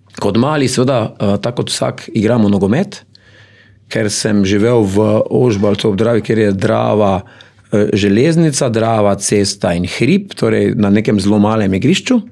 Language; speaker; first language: Slovenian; native; Slovenian